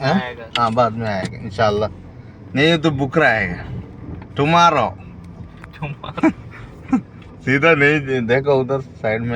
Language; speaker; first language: Hindi; non-native, local second language; Malayalam